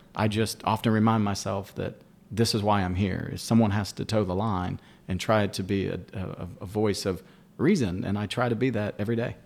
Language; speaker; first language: English; native; English